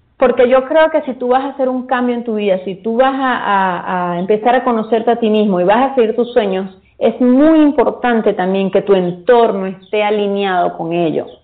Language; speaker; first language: Spanish; native; Spanish